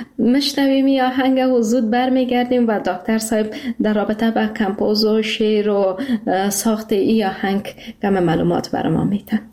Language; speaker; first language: Persian; native; Persian